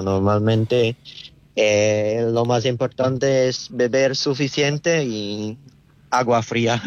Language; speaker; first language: Spanish; non-native, learner; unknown